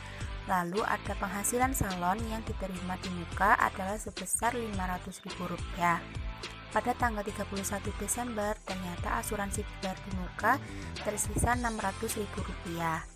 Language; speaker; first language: Indonesian; native; Indonesian